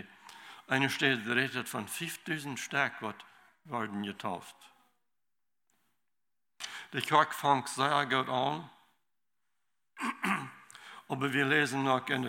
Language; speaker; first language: German; non-native, learner; Low German